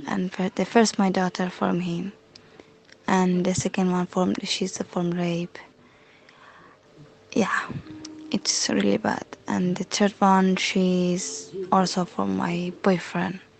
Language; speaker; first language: English; non-native, learner; Persian